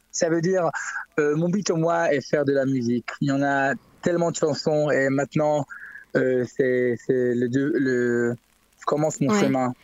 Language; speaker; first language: French; non-native, learner; Hebrew